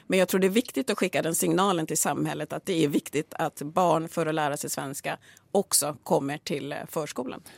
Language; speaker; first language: Swedish; early bilingual, other home language; Swahili